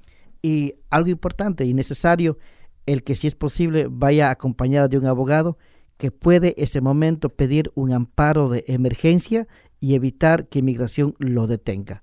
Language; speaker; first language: Spanish; native; Spanish